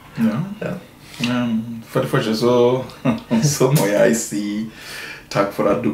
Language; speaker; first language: Norwegian; non-native, fluent; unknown